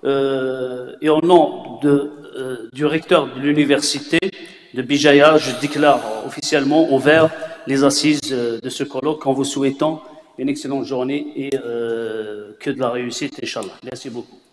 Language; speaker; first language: French; non-native, local second language; Kabyle